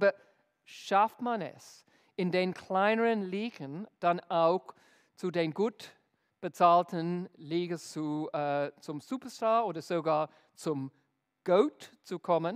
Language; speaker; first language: German; non-native, fluent; English